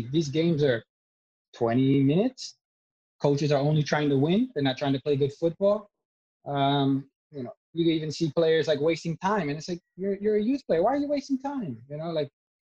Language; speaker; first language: English; native; English